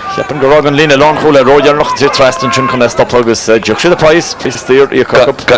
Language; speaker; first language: Irish; native; Irish